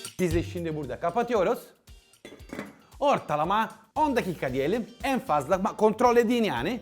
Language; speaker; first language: Turkish; non-native, learner; Italian